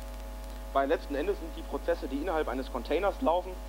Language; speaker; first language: German; native; German